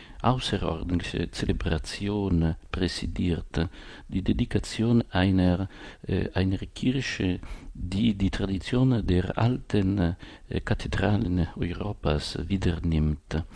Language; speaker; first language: German; non-native, fluent; Italian